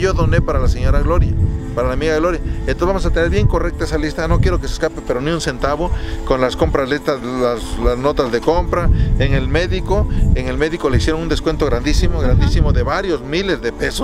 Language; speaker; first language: Spanish; native; Spanish